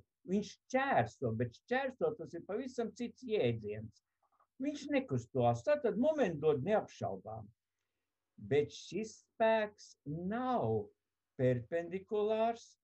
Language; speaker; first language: Latvian; native; Latvian